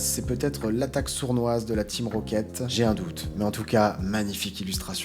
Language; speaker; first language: French; native; French